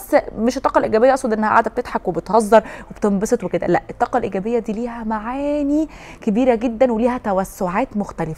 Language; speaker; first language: Arabic; native; Arabic